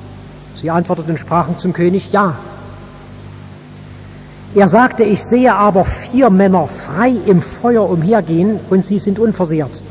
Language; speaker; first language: German; native; German